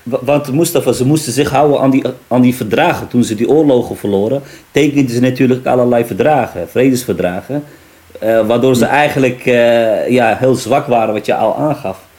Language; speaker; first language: Dutch; early bilingual, other home language; Riffian